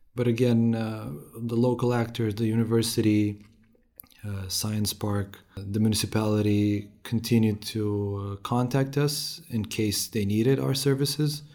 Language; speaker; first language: English; non-native, fluent; Romanian